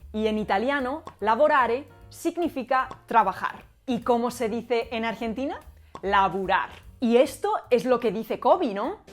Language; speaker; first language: Spanish; native; Spanish